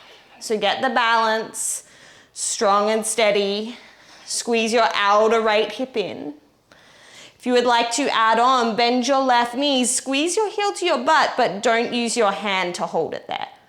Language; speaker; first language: English; native; English